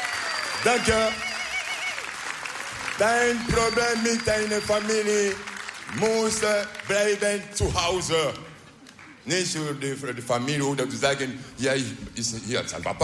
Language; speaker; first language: Dutch; non-native, learner; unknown